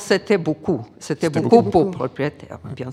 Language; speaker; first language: French; non-native, fluent; Ukrainian